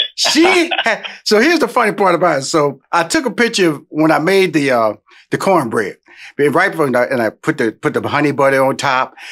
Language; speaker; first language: English; native; English